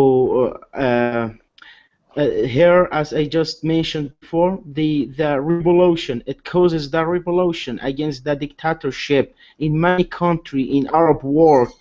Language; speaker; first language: English; non-native, learner; Arabic